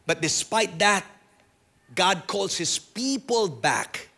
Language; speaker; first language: English; non-native, local second language; Filipino